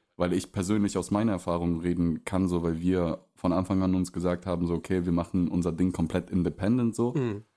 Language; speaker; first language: German; early bilingual, other home language; Russian